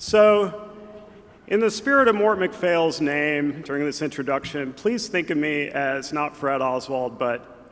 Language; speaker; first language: English; native; English